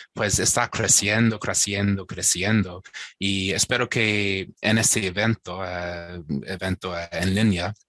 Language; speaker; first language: Spanish; non-native, fluent; English